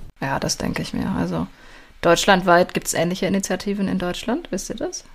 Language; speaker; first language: German; native; German